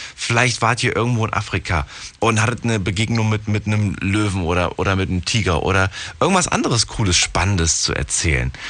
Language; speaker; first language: German; native; German